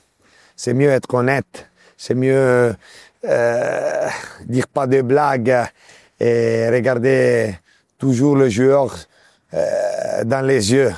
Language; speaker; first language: French; non-native, local second language; Italian